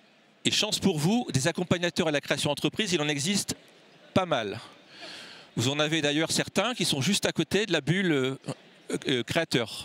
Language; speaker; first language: French; native; French